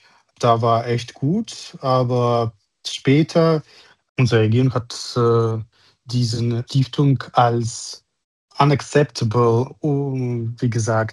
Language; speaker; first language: German; non-native, learner; Russian